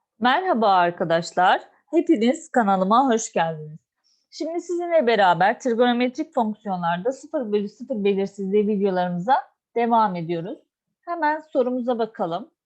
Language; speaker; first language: Turkish; native; Turkish